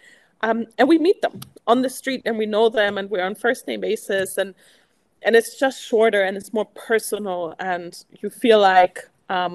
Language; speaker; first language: English; non-native, fluent; German